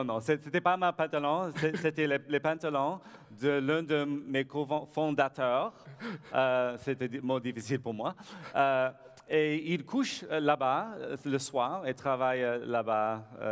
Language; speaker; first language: French; non-native, learner; English